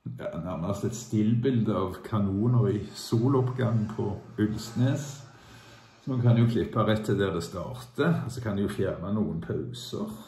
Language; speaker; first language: Norwegian; native; Norwegian